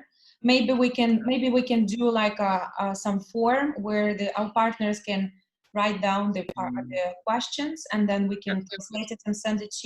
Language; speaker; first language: English; non-native, learner; Russian